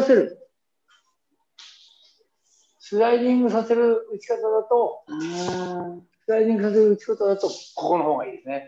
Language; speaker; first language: Japanese; native; Japanese